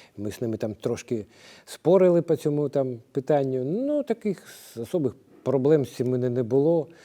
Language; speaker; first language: Ukrainian; non-native, local second language; Russian